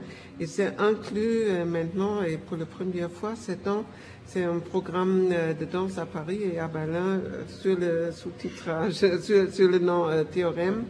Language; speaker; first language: French; non-native, fluent; German